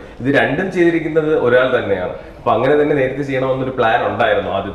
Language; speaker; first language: Malayalam; native; Malayalam